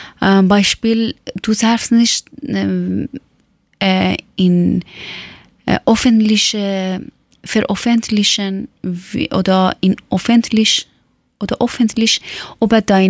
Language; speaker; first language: German; non-native, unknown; Persian